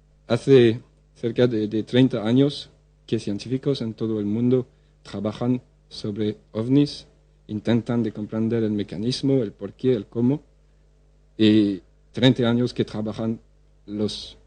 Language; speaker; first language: Spanish; non-native, fluent; French